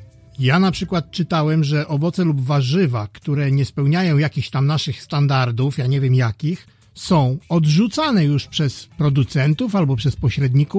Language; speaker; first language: Polish; native; Polish